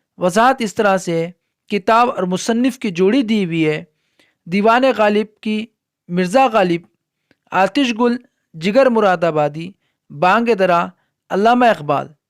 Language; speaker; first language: Urdu; native; Urdu